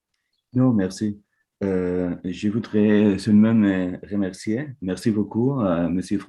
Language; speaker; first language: French; non-native, fluent; Catalan